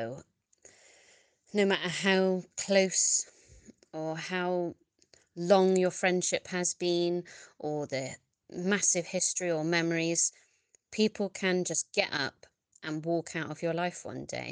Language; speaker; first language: English; native; English